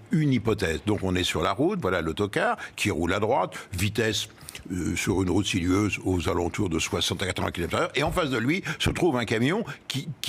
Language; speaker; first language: French; native; French